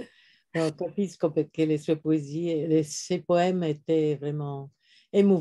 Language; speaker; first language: French; non-native, fluent; Italian